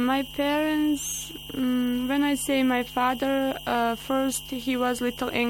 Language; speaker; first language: English; non-native, learner; Bosnian